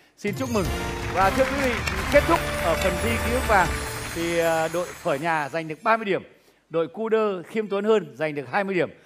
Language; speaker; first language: Vietnamese; native; Vietnamese